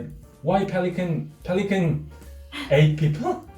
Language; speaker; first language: English; non-native, fluent; Korean